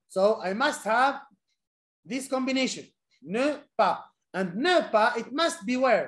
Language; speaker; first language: English; non-native, fluent; Arabic